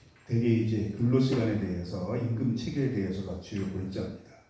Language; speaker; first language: Korean; native; Korean